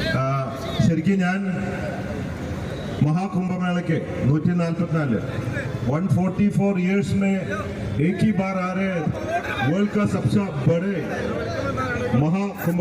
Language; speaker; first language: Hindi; non-native, local second language; Malayalam